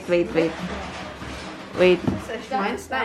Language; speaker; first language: German; early bilingual, other home language; Filipino